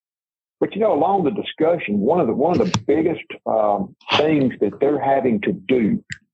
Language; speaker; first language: English; native; English